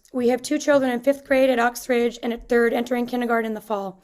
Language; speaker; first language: English; native; English